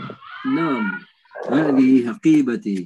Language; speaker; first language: Arabic; non-native, learner; Indonesian